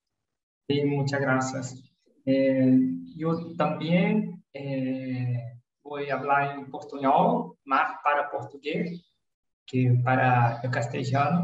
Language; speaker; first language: Spanish; non-native, learner; Portuguese